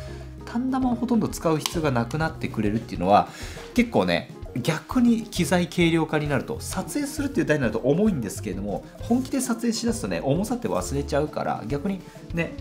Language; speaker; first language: Japanese; native; Japanese